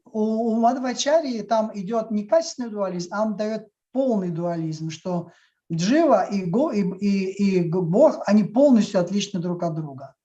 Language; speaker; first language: Russian; native; Russian